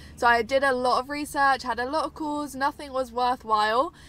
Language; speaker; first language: English; native; English